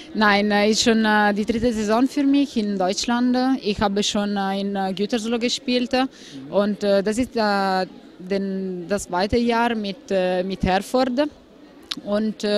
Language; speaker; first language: German; non-native, fluent; Italian